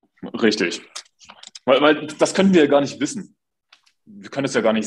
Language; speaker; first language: German; native; German